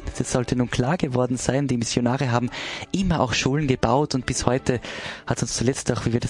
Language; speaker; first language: German; native; German